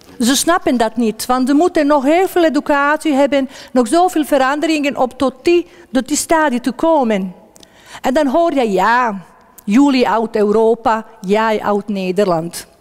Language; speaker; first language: Dutch; non-native, fluent; Bosnian